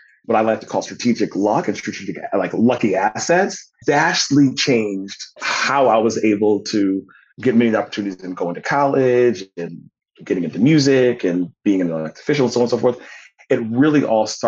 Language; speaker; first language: English; native; English